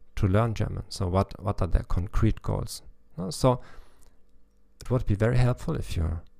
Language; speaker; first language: English; non-native, fluent; German